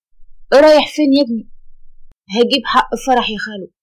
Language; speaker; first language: Arabic; native; Arabic